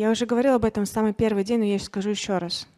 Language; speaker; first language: Russian; native; Russian